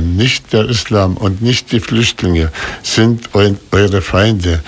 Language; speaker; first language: German; non-native, fluent; Arabic